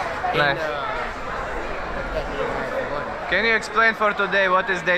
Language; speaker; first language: English; non-native, learner; Russian